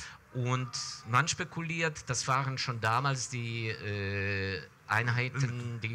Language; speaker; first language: German; non-native, fluent; Ukrainian